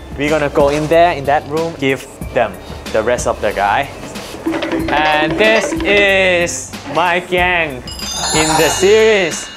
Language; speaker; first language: English; non-native, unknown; Thai